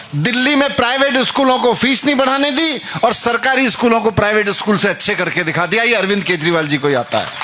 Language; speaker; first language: Hindi; native; Hindi